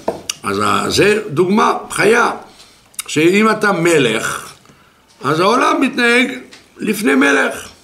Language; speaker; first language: Hebrew; non-native, fluent; French